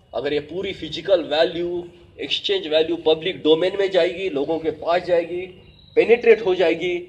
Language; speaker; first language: Hindi; native; Hindi